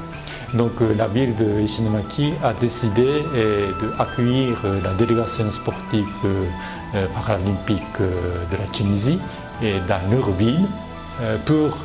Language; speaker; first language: French; non-native, fluent; Japanese